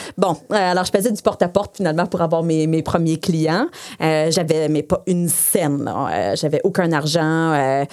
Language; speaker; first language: French; non-native, local second language; English